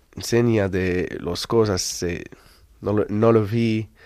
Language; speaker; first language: Spanish; non-native, learner; Arabic